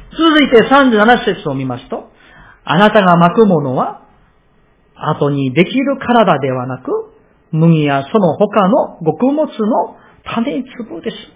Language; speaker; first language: Japanese; non-native, fluent; Korean